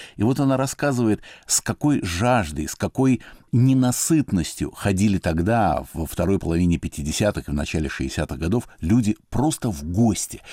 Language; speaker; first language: Russian; native; Russian